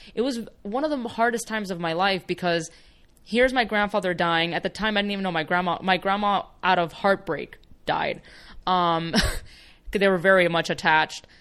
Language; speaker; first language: English; early bilingual, other home language; Spanish